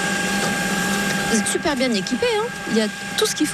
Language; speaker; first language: French; native; French